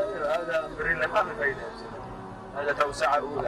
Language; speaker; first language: Arabic; non-native, learner; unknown